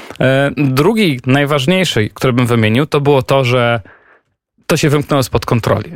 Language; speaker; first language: Polish; native; Polish